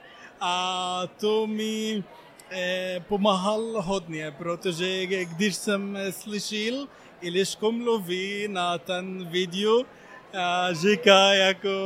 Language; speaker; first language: Czech; non-native, learner; Arabic